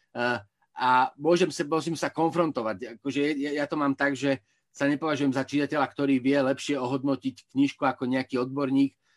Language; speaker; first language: Slovak; native; Slovak